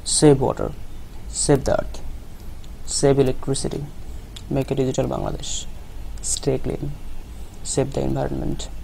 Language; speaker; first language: English; non-native, local second language; Bangla